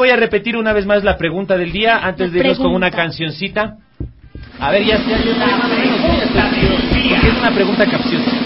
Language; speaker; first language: Spanish; native; Spanish